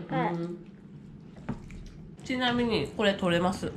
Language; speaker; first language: Japanese; native; Japanese